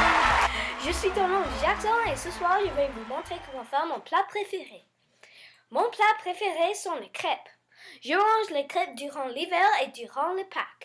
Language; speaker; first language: French; non-native, learner; English